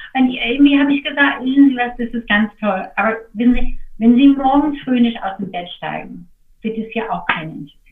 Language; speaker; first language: German; non-native, fluent; English